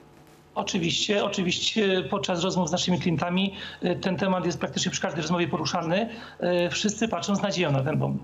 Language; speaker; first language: Polish; native; Polish